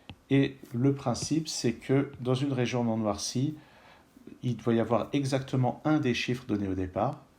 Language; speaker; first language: French; native; French